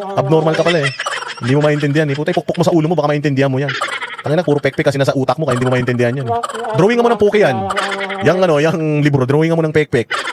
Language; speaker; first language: Filipino; native; Filipino